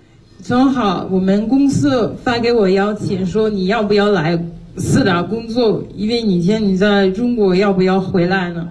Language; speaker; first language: Chinese; non-native, fluent; French